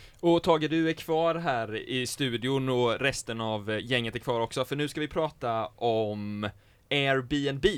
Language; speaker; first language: Swedish; native; Swedish